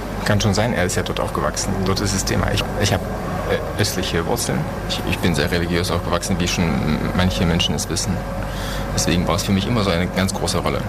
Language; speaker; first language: German; early bilingual, other home language; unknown